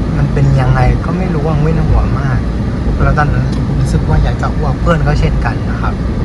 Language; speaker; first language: Thai; non-native, fluent; Vietnamese